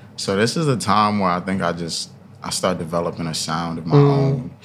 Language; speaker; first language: English; early bilingual, other home language; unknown